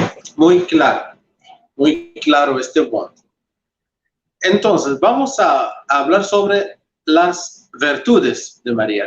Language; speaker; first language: Spanish; non-native, fluent; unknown